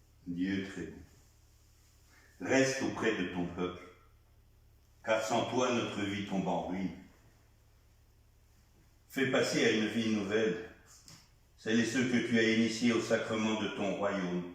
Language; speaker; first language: French; native; French